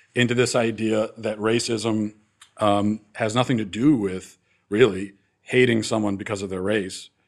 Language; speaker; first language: English; native; English